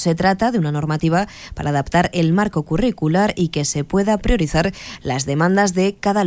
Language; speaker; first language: Spanish; native; Spanish